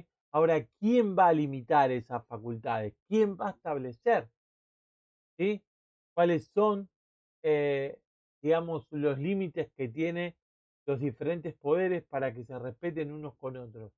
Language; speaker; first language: Spanish; native; Spanish